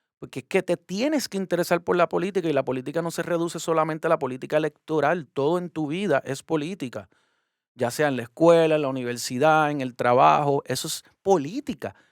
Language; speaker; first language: Spanish; native; Spanish